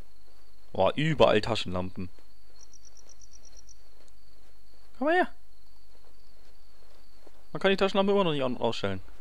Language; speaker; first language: German; native; German